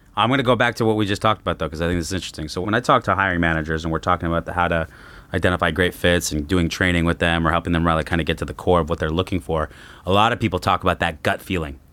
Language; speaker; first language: English; native; English